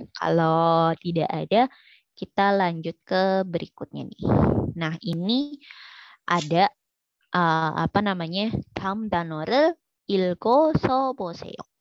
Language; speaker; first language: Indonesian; native; Indonesian